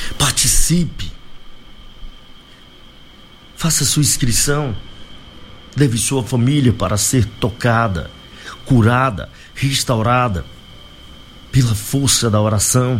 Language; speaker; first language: Portuguese; native; Portuguese